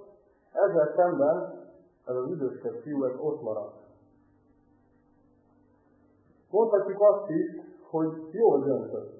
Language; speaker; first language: Hungarian; native; Hungarian